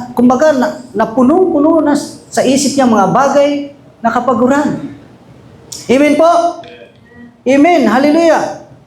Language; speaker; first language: Filipino; non-native, local second language; Aklanon